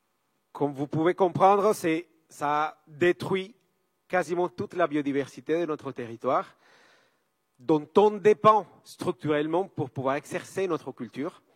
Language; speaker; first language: French; non-native, fluent; Spanish